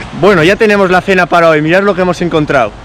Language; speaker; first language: Spanish; native; Spanish